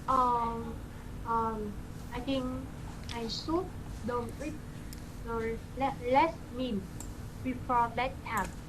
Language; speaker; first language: English; non-native, learner; Vietnamese